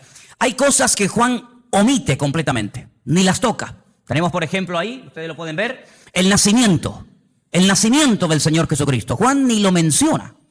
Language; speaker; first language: Spanish; native; Spanish